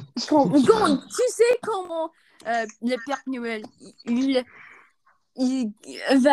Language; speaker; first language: French; non-native, learner; English